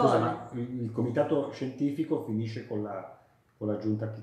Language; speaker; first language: Italian; native; Italian